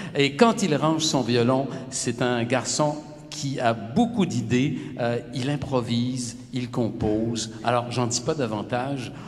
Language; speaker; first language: French; native; French